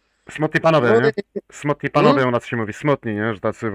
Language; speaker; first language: Polish; native; Polish